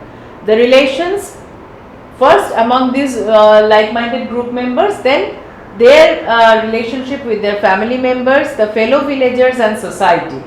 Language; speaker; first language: English; non-native, local second language; Bangla